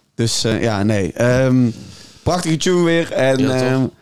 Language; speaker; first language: Dutch; native; Dutch